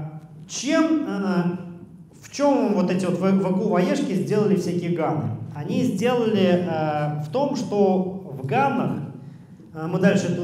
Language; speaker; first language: Russian; native; Russian